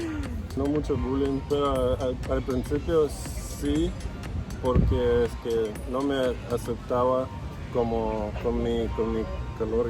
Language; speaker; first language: Spanish; non-native, fluent; Russian